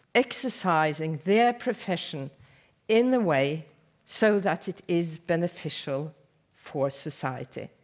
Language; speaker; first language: English; non-native, fluent; Norwegian